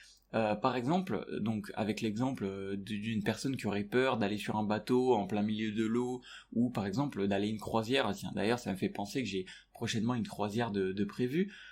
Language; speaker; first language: French; native; French